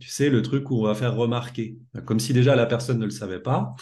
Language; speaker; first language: French; native; French